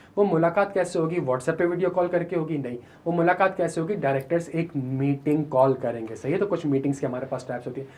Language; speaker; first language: Urdu; native; Urdu